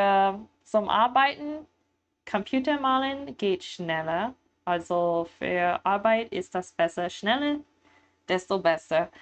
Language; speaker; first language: German; non-native, learner; English